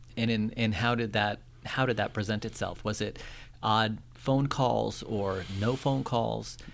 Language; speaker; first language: English; native; English